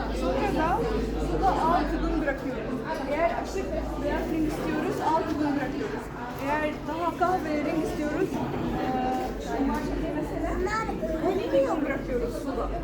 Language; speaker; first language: Turkish; non-native, learner; Arabic